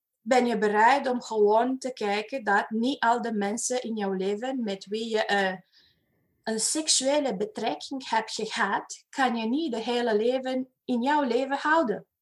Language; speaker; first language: Dutch; non-native, fluent; Romanian